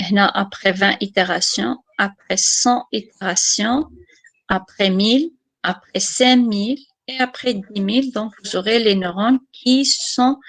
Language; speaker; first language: French; non-native, local second language; Arabic